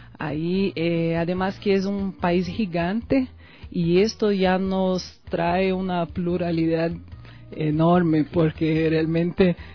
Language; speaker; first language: Spanish; non-native, fluent; Portuguese